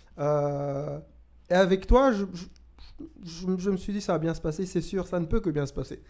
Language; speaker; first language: French; non-native, local second language; Kinyarwanda